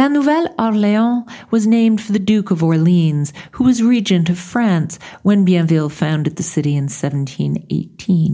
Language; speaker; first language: English; native; English